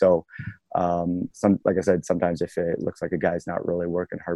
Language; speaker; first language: English; native; English